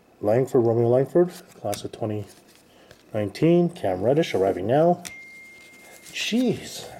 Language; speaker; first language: English; native; English